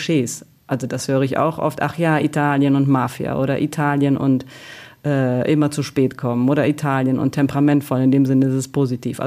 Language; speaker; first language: German; early bilingual, other home language; Italian